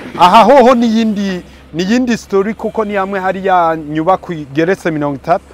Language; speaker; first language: Rundi; early bilingual, heritage; Rundi